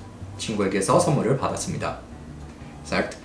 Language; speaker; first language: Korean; early bilingual, heritage; Portuguese